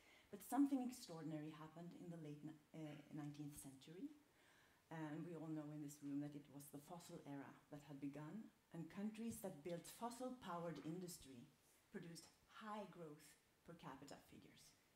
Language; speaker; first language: English; non-native, fluent; Swedish